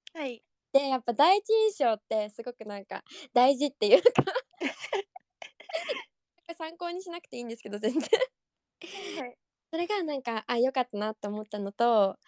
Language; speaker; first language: Japanese; native; Japanese